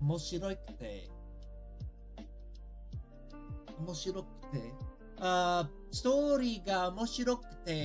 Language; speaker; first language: Japanese; non-native, learner; English